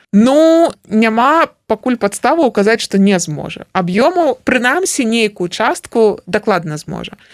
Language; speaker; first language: Belarusian; native; Belarusian